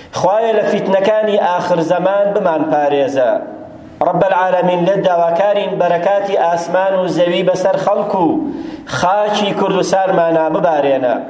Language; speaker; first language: Central Kurdish; native; Central Kurdish